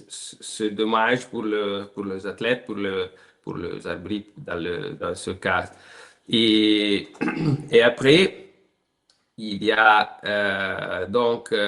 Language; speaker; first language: French; non-native, learner; Italian